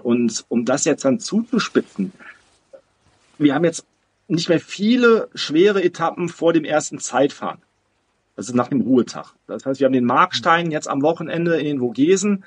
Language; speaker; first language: German; native; German